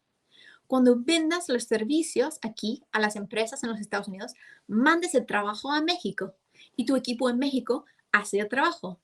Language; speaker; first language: Spanish; non-native, fluent; English